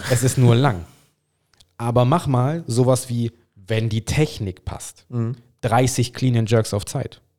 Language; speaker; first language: German; non-native, fluent; English